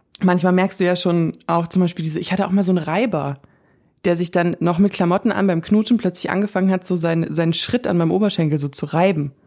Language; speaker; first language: German; native; German